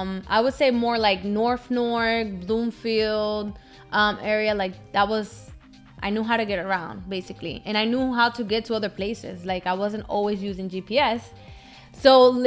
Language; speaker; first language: English; early bilingual, other home language; Spanish